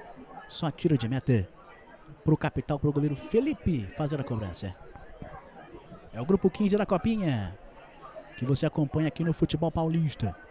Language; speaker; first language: Portuguese; native; Portuguese